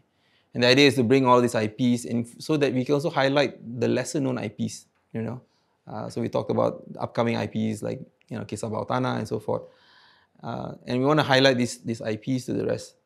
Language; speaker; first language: English; non-native, local second language; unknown